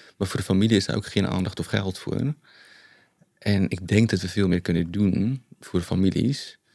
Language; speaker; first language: Dutch; non-native, fluent; Afrikaans